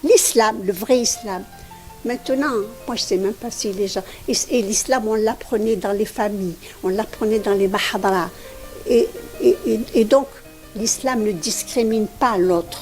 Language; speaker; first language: French; non-native, local second language; Arabic